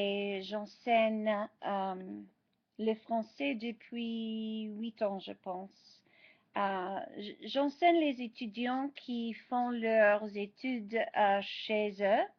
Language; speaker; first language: French; non-native, fluent; English